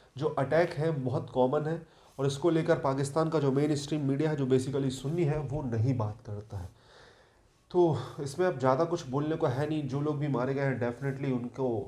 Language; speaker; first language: Hindi; native; Hindi